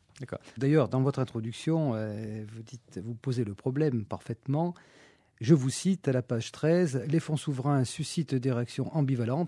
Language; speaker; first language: French; native; French